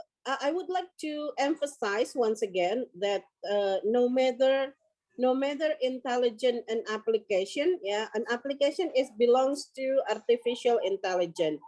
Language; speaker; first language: English; non-native, local second language; Indonesian